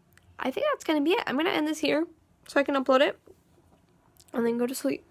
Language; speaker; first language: English; native; English